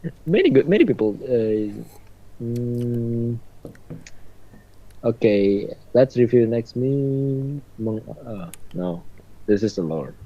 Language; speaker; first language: English; non-native, learner; Indonesian